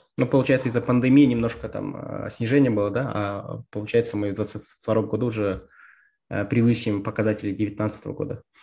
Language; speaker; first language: Russian; non-native, local second language; Kazakh